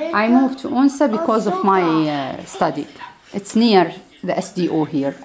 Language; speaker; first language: English; non-native, fluent; Arabic